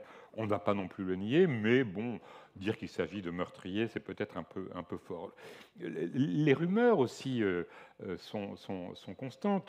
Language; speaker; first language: French; native; French